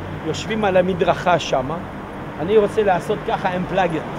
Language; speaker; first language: Hebrew; non-native, fluent; French